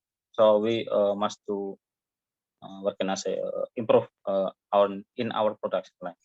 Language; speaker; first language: English; non-native, learner; Indonesian